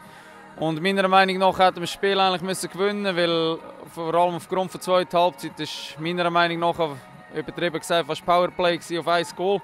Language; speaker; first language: German; native; German